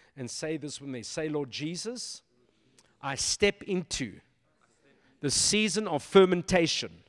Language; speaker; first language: English; native; English